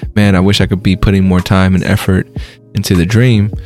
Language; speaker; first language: English; native; English